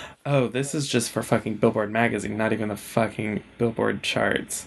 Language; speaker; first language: English; native; English